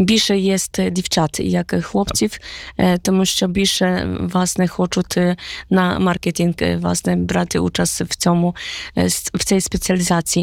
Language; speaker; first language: Polish; non-native, learner; Ukrainian